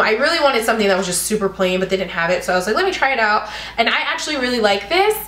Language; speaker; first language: English; native; English